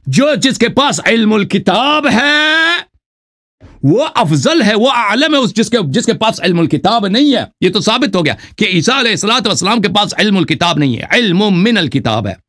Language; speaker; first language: Urdu; non-native, fluent; Persian